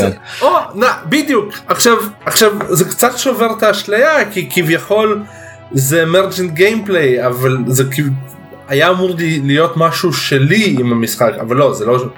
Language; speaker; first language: Hebrew; early bilingual, other home language; Russian